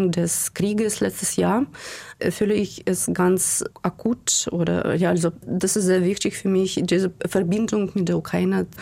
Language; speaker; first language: German; non-native, fluent; Ukrainian